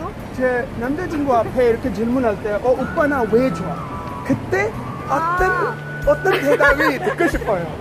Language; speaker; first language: Korean; non-native, learner; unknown